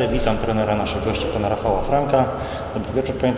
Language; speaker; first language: Polish; native; Polish